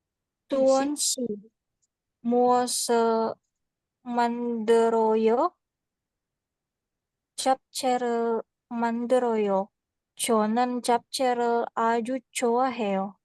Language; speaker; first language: Korean; non-native, learner; Indonesian